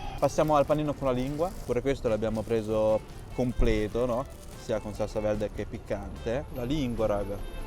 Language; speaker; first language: Italian; early bilingual, other home language; Chinese